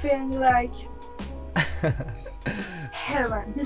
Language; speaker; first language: English; non-native, learner; Persian